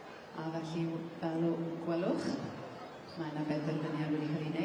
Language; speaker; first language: Welsh; native; Welsh